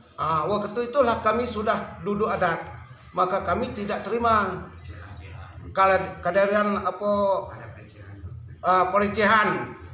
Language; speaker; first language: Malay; non-native, local second language; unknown